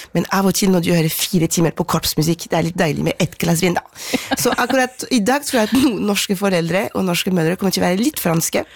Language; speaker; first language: Norwegian; non-native, fluent; French